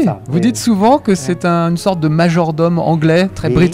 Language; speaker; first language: French; native; French